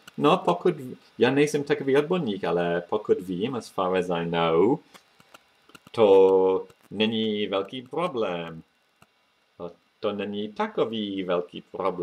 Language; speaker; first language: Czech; non-native, fluent; English